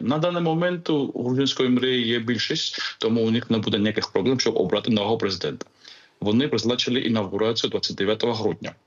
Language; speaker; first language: Ukrainian; non-native, fluent; Georgian